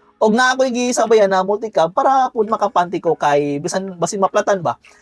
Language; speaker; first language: Cebuano; native; Cebuano